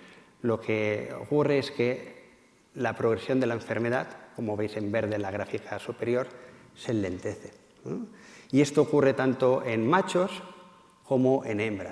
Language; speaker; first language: Spanish; native; Spanish